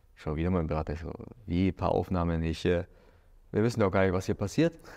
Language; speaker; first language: German; native; German